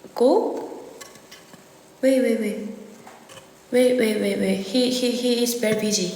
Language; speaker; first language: English; non-native, learner; Korean